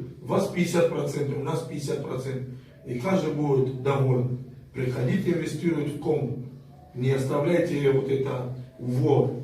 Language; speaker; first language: Russian; non-native, fluent; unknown